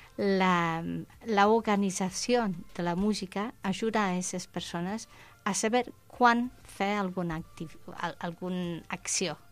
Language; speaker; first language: Catalan; non-native, fluent; English